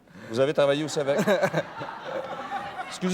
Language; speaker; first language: French; native; French